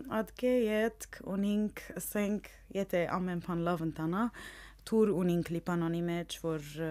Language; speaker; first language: Armenian; early bilingual, heritage; Armenian